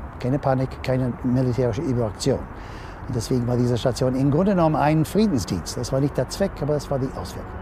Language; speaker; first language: German; non-native, fluent; English